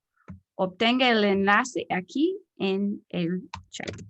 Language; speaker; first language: Spanish; non-native, fluent; English